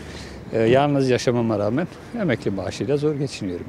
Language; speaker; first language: Turkish; native; Turkish